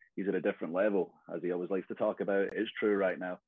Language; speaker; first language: English; native; English